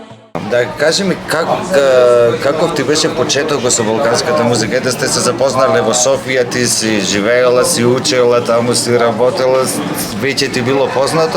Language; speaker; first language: Macedonian; native; Macedonian